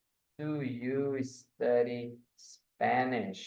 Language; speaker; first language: English; non-native, fluent; Portuguese